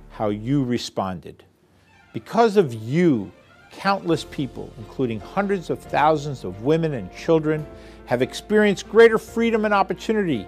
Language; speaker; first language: English; native; English